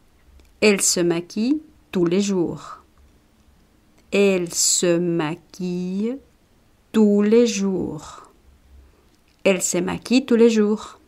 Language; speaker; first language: French; non-native, fluent; Spanish